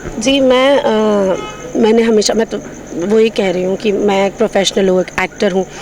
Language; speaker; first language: Hindi; non-native, local second language; Bhojpuri